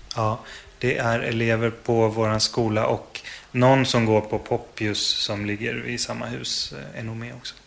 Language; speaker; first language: Swedish; native; Swedish